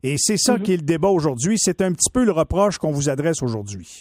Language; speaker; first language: French; native; French